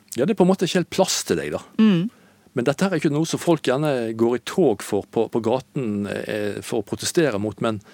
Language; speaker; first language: Norwegian; native; Norwegian